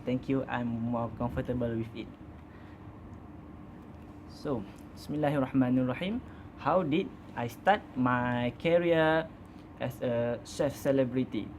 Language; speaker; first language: English; non-native, learner; Malay